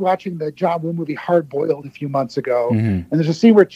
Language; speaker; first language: English; native; English